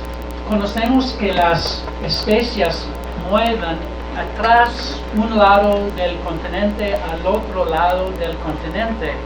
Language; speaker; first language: Spanish; non-native, learner; English